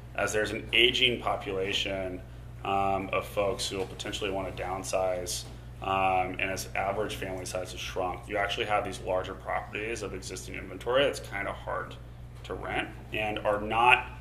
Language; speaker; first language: English; native; English